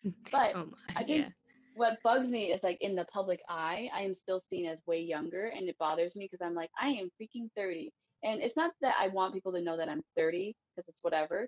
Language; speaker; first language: English; native; English